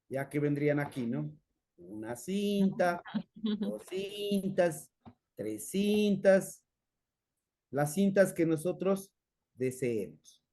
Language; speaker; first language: Spanish; native; Spanish